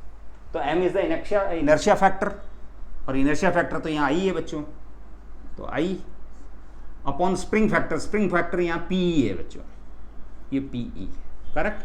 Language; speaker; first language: Hindi; native; Hindi